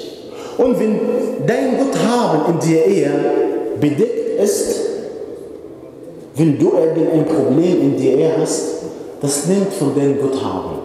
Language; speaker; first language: German; non-native, fluent; Arabic